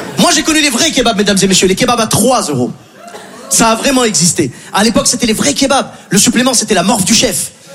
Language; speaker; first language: French; native; French